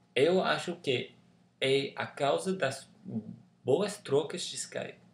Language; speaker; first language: Portuguese; non-native, learner; English